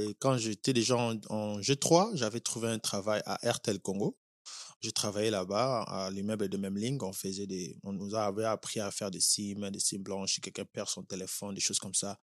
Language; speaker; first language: French; non-native, local second language; Lingala